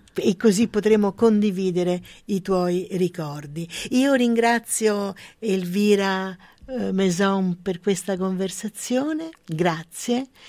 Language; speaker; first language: Italian; native; Italian